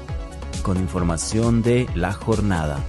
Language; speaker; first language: Spanish; native; Spanish